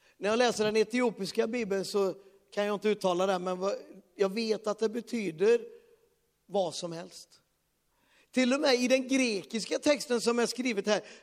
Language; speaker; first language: Swedish; native; Swedish